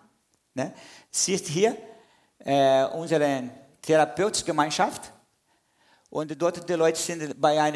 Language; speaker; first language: German; non-native, fluent; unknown